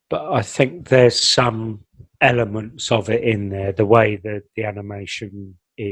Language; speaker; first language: English; native; English